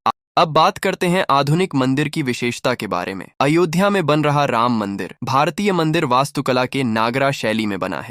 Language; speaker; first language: Hindi; native; Hindi